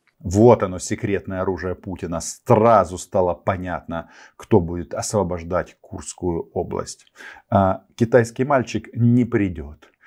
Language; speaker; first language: Russian; non-native, local second language; Ukrainian